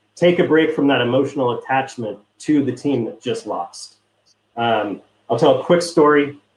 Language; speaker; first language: English; native; English